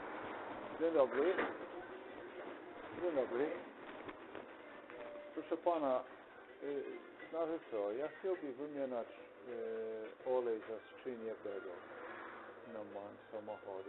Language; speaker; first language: Polish; non-native, learner; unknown